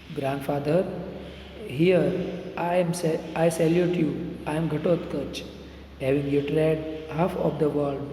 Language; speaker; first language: English; non-native, local second language; Hindi